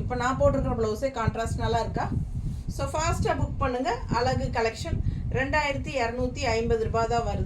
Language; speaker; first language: Tamil; native; Tamil